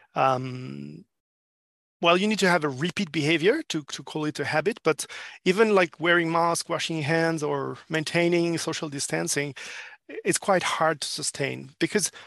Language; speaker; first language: English; non-native, fluent; French